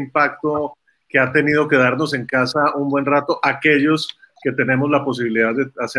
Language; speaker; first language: Spanish; native; Spanish